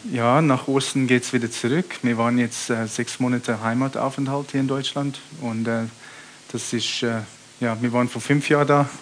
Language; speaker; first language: German; early bilingual, heritage; German